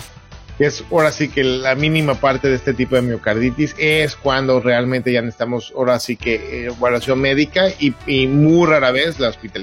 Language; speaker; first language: Spanish; native; Spanish